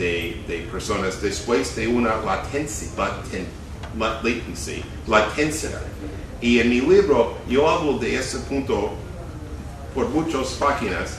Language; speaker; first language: Spanish; non-native, fluent; English